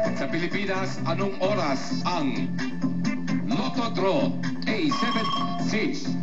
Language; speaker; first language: Filipino; native; Filipino